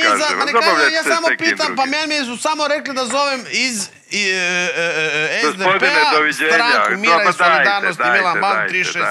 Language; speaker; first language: Croatian; native; Croatian